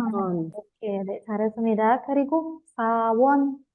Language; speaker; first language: Korean; non-native, fluent; Indonesian